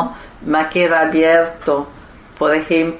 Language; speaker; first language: Spanish; non-native, fluent; Italian